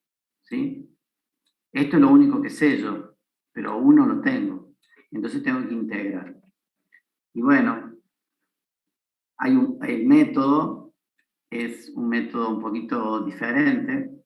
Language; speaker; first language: Spanish; native; Spanish